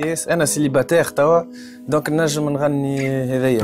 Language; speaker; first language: Arabic; native; Arabic